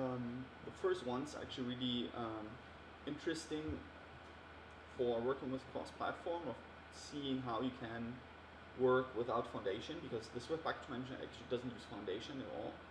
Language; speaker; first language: English; non-native, fluent; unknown